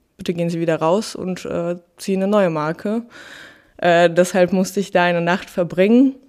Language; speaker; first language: German; early bilingual, other home language; Russian